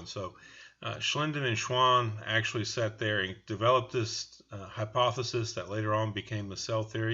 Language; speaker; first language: English; native; English